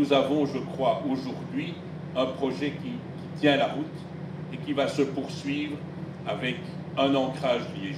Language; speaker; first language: French; native; French